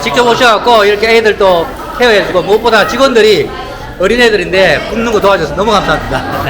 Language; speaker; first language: Korean; native; Korean